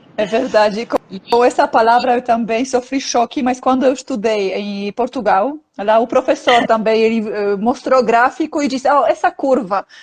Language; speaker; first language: Portuguese; non-native, fluent; Polish